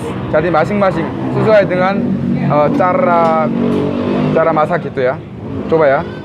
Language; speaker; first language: Indonesian; non-native, fluent; Korean